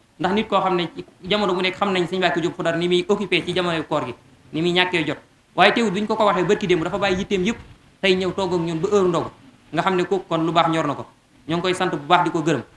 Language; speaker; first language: Wolof; native; Wolof